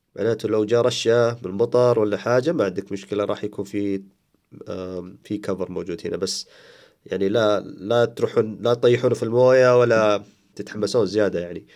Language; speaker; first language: Arabic; native; Arabic